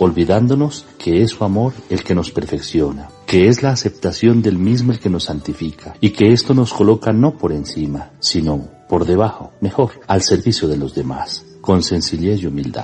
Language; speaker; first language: Spanish; native; Spanish